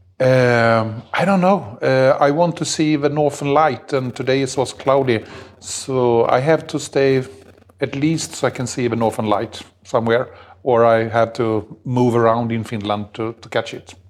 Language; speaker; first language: English; non-native, fluent; Swedish